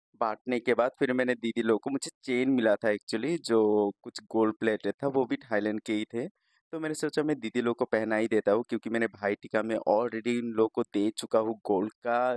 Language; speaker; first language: Hindi; non-native, local second language; Bangla